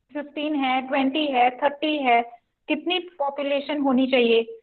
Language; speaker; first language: Hindi; non-native, local second language; Punjabi